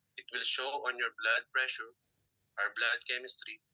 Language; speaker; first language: English; non-native, local second language; Filipino